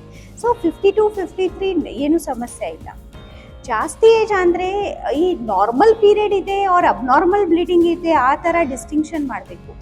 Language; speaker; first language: Kannada; non-native, fluent; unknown